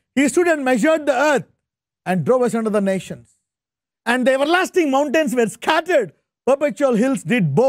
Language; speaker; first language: English; non-native, local second language; Telugu